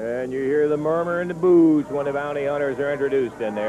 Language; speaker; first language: English; native; English